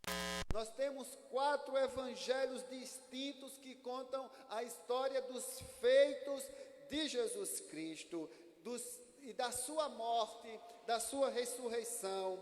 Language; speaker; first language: Portuguese; native; Portuguese